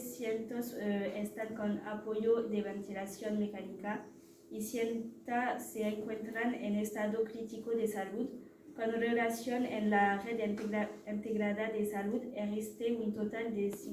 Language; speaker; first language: Spanish; non-native, learner; French